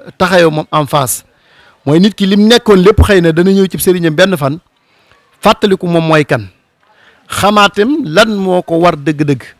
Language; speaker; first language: Wolof; native; Wolof